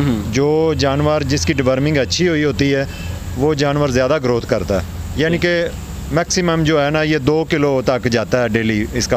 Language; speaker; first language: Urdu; non-native, local second language; Punjabi